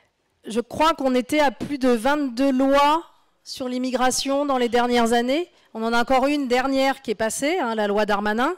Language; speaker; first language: French; native; French